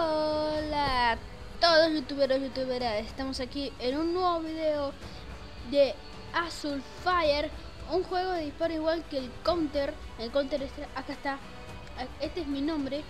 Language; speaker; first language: Spanish; native; Spanish